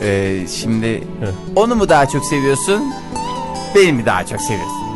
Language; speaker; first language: Turkish; native; Turkish